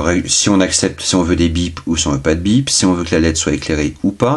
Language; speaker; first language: French; native; French